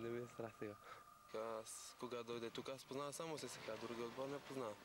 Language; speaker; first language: Bulgarian; non-native, learner; French